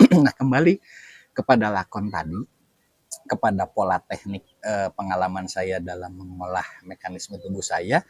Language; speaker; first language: Indonesian; non-native, local second language; Sundanese